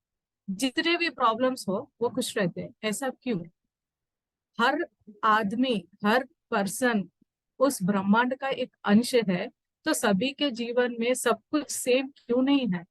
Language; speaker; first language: Hindi; native; Hindi